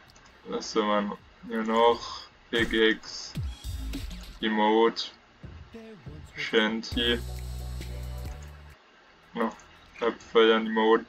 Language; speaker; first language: German; native; German